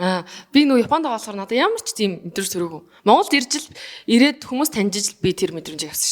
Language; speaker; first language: Mongolian; native; Mongolian